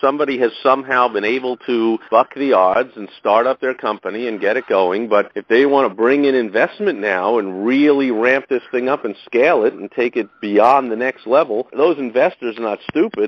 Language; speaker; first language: English; native; English